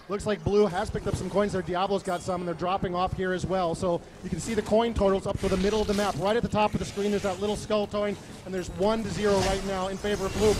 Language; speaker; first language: English; native; English